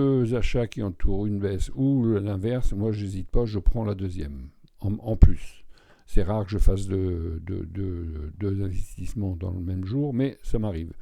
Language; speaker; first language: French; native; French